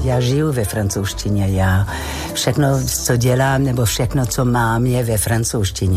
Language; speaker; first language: Czech; non-native, fluent; French